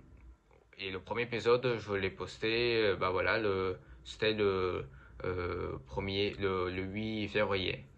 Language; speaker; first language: French; non-native, fluent; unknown